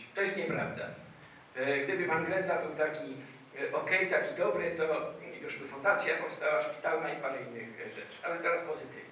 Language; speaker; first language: Polish; native; Polish